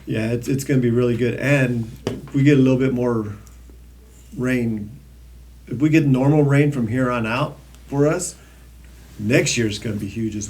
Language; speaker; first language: English; native; English